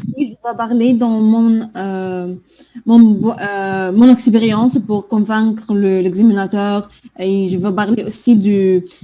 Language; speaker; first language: French; non-native, learner; Arabic